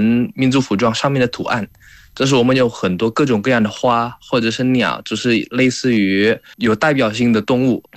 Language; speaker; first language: Chinese; non-native, fluent; Indonesian